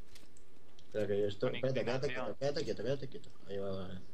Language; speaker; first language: Spanish; native; Spanish